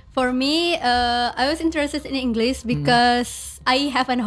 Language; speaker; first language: English; non-native, learner; Indonesian